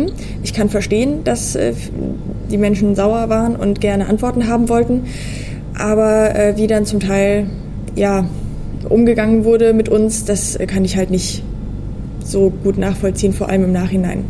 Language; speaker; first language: German; native; German